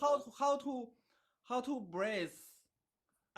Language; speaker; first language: English; non-native, learner; Chinese